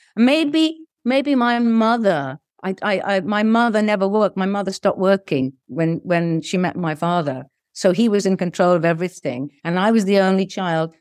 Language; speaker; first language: English; early bilingual, other home language; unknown